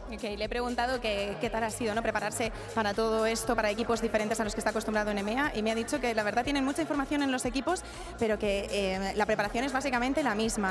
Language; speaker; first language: Spanish; native; Spanish